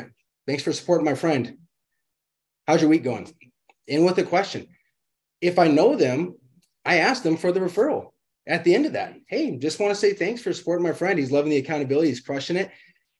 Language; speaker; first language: English; native; English